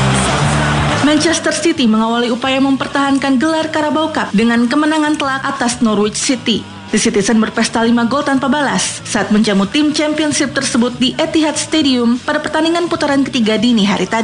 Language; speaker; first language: Indonesian; native; Indonesian